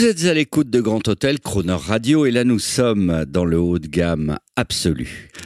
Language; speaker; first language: French; native; French